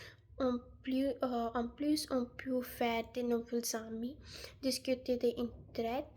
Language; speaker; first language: French; non-native, learner; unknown